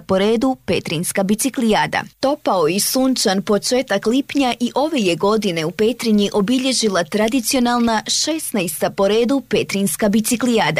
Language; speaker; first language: Serbian; native; Serbian